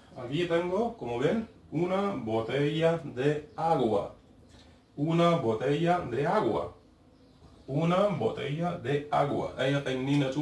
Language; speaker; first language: Spanish; non-native, fluent; Arabic